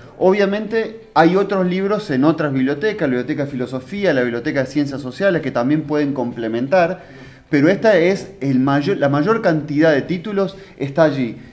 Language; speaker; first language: Spanish; native; Spanish